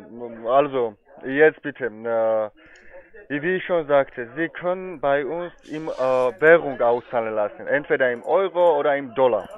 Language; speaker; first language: German; non-native, fluent; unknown